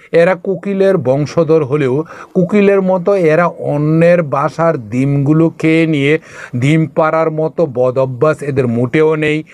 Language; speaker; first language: Bangla; non-native, local second language; Kok Borok